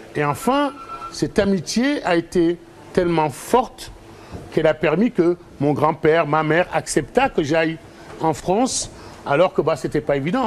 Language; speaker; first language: French; early bilingual, other home language; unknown